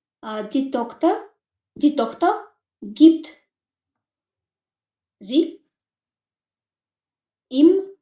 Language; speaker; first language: German; non-native, learner; Macedonian